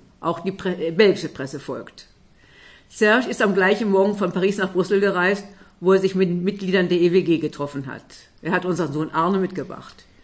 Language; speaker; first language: German; native; German